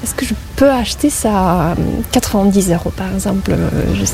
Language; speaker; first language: French; non-native, fluent; Russian